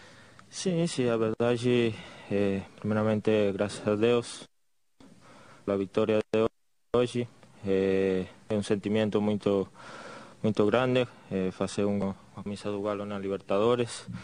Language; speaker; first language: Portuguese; non-native, fluent; Spanish